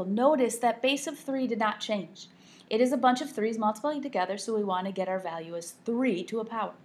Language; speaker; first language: English; native; English